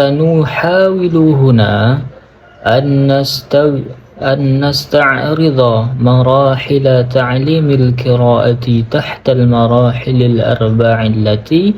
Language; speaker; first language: Arabic; non-native, learner; Indonesian